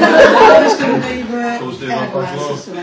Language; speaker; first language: Dutch; non-native, learner; Indonesian